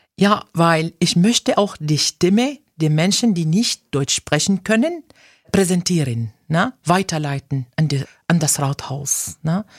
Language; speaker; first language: German; non-native, fluent; Arabic